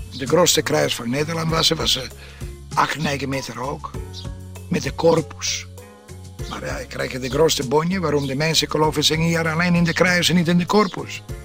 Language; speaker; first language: Dutch; non-native, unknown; Italian